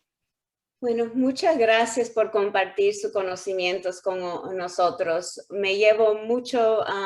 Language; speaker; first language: Spanish; early bilingual, heritage; Spanish